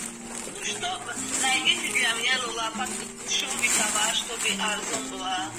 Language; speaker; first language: Russian; non-native, learner; Tajik